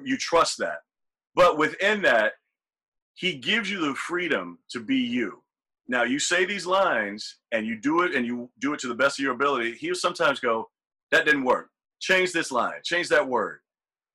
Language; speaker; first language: English; native; English